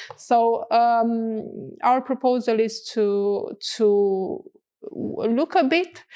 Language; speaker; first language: English; non-native, fluent; Romanian